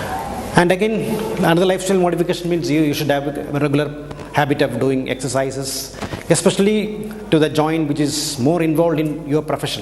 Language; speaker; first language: English; non-native, local second language; Malayalam